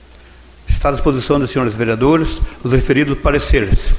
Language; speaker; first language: Portuguese; native; Portuguese